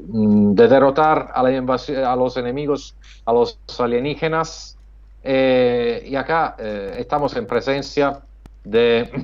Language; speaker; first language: Spanish; non-native, fluent; Italian